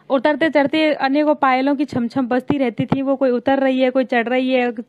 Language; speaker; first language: Hindi; native; Hindi